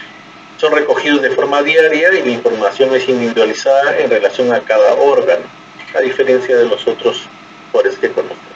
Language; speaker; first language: Spanish; native; Spanish